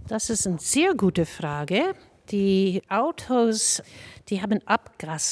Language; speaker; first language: German; non-native, fluent; English